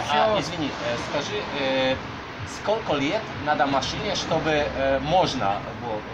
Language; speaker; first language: Russian; non-native, learner; Polish